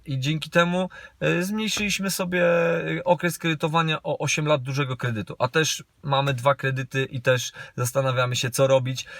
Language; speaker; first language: Polish; native; Polish